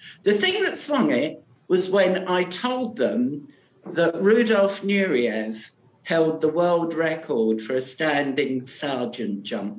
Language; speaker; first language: English; non-native, local second language; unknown